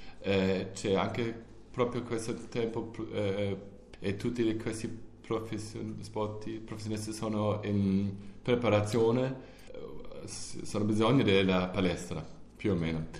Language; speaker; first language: Italian; non-native, learner; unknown